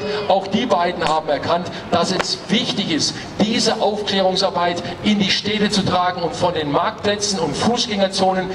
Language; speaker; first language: German; native; German